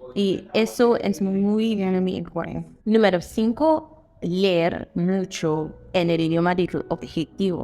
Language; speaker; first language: Spanish; non-native, fluent; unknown